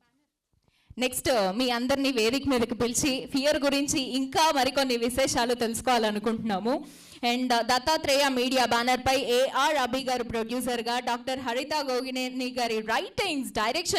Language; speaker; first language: Telugu; native; Telugu